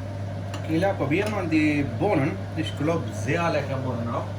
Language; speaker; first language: German; non-native, learner; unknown